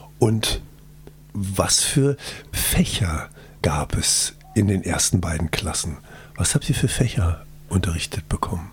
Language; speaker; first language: German; native; German